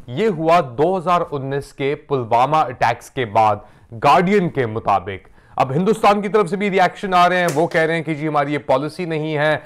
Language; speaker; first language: Urdu; native; Urdu